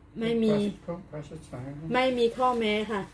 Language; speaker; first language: Thai; native; Thai